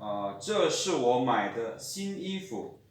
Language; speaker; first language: Chinese; non-native, fluent; Lao